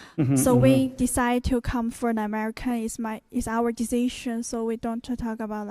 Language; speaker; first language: English; non-native, learner; Chinese